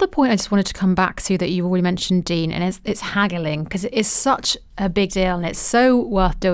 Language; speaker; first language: English; native; English